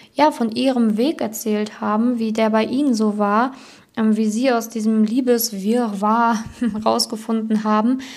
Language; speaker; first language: German; native; German